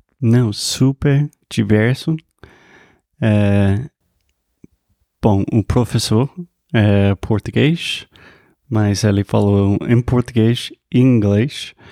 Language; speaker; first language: Portuguese; non-native, fluent; English